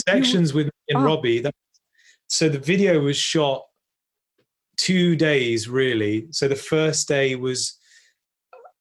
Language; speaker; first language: English; native; English